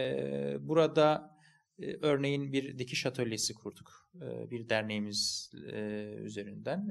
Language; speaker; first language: Turkish; native; Turkish